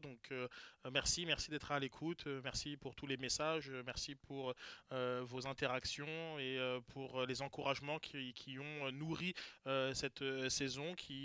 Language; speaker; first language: French; native; French